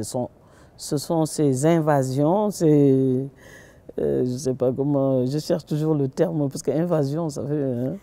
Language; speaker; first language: French; non-native, local second language; Wolof